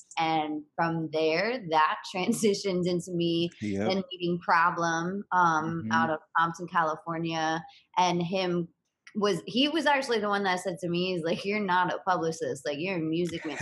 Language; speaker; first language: English; native; English